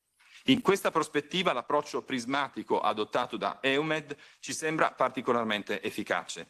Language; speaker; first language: Italian; native; Italian